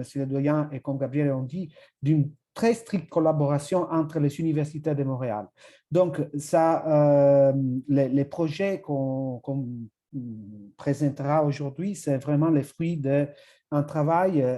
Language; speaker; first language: French; non-native, fluent; Italian